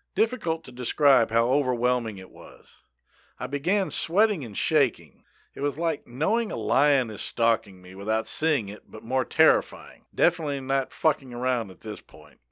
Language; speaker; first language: English; native; English